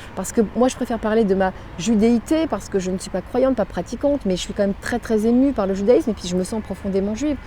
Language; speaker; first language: French; native; French